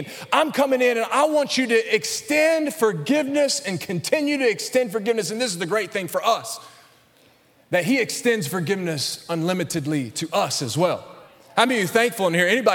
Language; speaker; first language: English; native; English